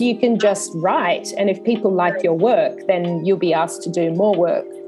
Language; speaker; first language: English; native; English